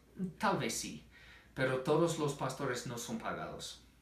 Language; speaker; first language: Spanish; non-native, fluent; English